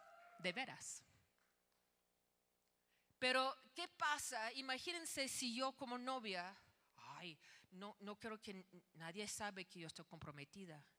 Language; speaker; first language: Spanish; non-native, fluent; English